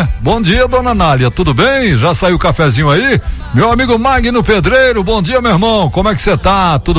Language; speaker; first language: Portuguese; native; Portuguese